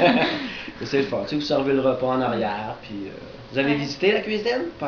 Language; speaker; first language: French; native; French